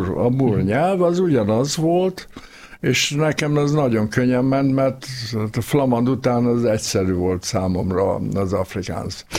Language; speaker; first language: Hungarian; native; Hungarian